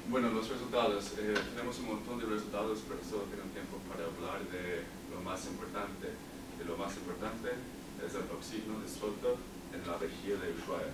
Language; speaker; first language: Spanish; non-native, learner; English